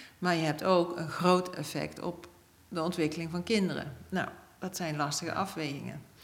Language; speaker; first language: Dutch; native; Dutch